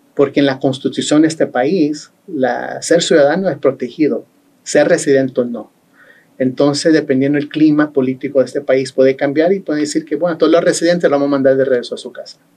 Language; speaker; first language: Spanish; early bilingual, heritage; Spanish